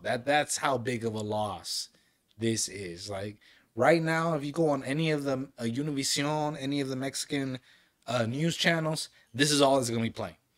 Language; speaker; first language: English; native; English